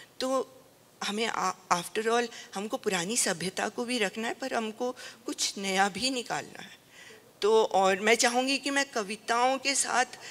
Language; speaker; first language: Hindi; native; Hindi